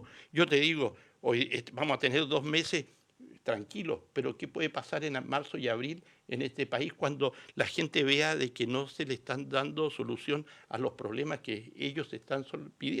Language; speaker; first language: Spanish; native; Spanish